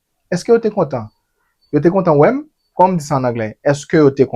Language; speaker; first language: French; non-native, learner; Haitian Creole